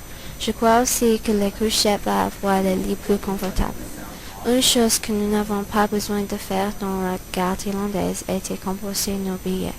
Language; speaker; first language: French; non-native, learner; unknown